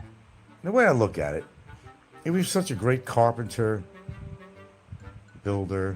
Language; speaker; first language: English; native; English